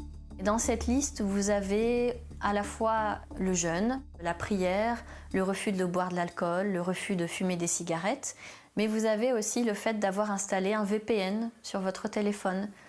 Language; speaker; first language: French; native; French